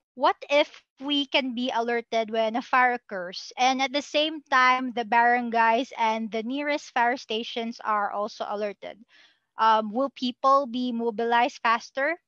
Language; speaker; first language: English; non-native, local second language; Cebuano